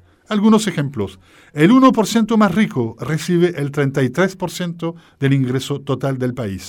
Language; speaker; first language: Spanish; native; Spanish